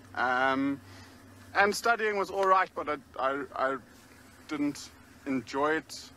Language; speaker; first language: English; native; English